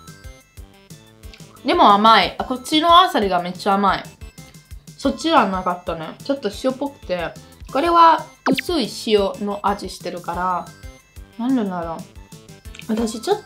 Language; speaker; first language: Japanese; non-native, fluent; Italian